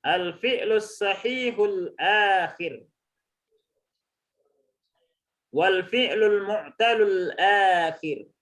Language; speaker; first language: Arabic; non-native, fluent; Indonesian